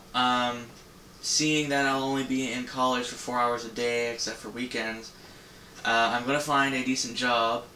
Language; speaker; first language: English; native; English